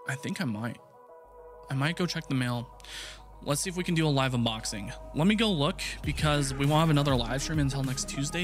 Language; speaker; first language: English; native; English